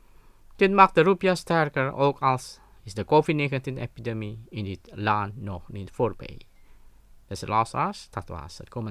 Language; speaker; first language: Dutch; non-native, fluent; Indonesian